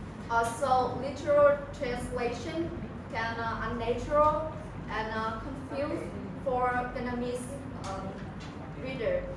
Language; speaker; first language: English; non-native, learner; Vietnamese